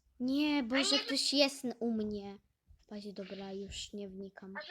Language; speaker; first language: Polish; native; Polish